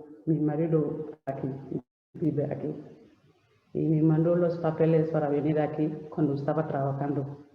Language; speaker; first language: Spanish; non-native, learner; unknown